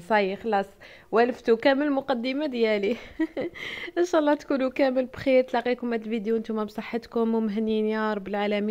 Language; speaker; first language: Arabic; native; Arabic